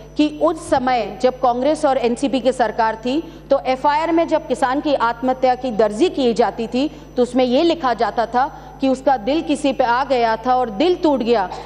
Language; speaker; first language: Hindi; non-native, local second language; Marathi